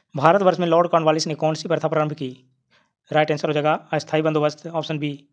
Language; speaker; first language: Hindi; native; Hindi